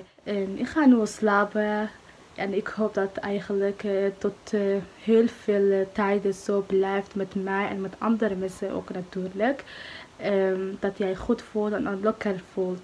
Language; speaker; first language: Dutch; non-native, learner; Somali